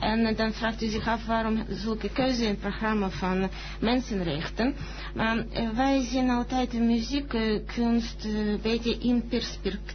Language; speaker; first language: Dutch; non-native, fluent; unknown